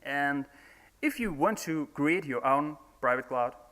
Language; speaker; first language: English; non-native, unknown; Russian